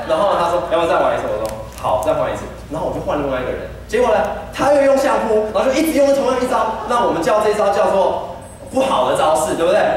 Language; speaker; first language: Chinese; early bilingual, heritage; Chinese